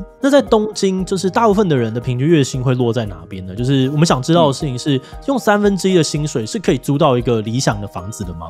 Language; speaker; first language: Chinese; native; Chinese